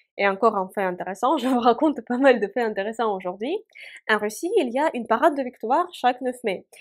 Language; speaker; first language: French; non-native, fluent; Russian